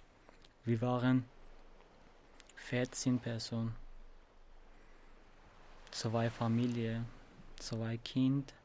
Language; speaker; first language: German; non-native, learner; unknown